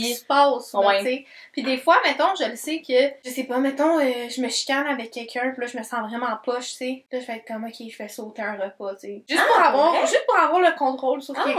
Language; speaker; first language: French; native; French